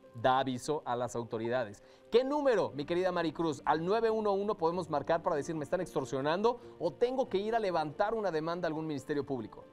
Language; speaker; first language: Spanish; native; Spanish